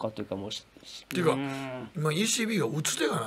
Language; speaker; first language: Japanese; native; Japanese